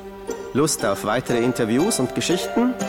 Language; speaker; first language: German; native; German